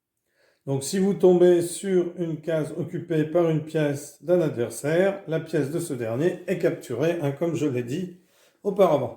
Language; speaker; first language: French; native; French